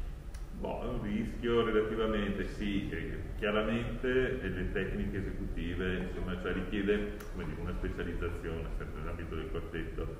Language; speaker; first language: Italian; native; Italian